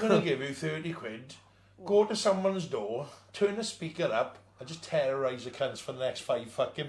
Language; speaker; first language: English; native; English